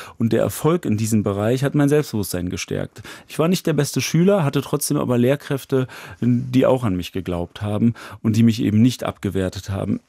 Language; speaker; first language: German; native; German